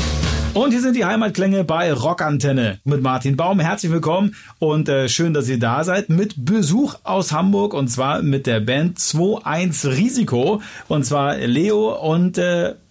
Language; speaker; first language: German; native; German